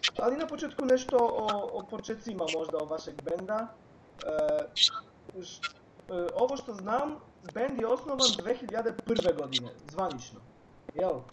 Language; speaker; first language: Serbian; non-native, fluent; Polish